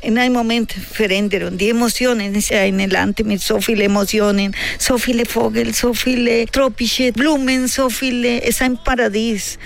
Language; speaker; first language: German; non-native, learner; Spanish